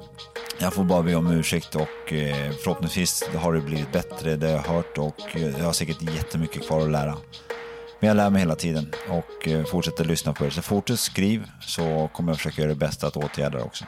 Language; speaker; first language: Swedish; native; Swedish